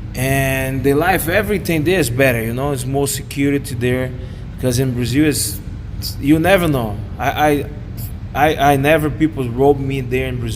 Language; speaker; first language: English; non-native, learner; Portuguese